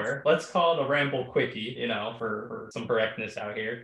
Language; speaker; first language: English; native; English